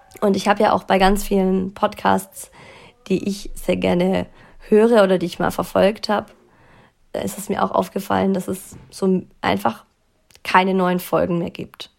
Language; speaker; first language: German; native; German